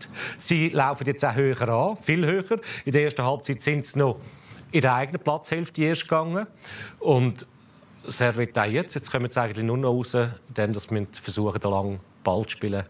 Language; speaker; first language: German; native; German